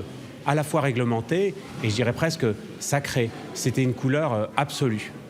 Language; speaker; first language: French; native; French